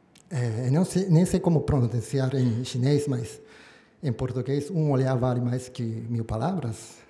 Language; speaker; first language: Portuguese; non-native, fluent; Japanese